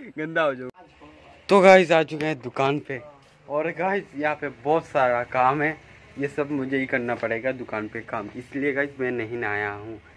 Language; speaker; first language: Hindi; non-native, local second language; Bangla